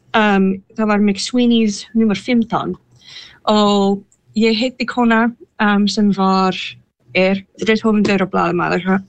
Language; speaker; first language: Icelandic; non-native, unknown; English